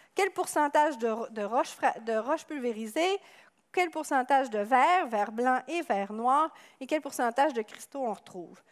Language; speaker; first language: French; native; French